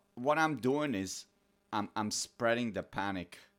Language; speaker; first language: English; non-native, fluent; Bosnian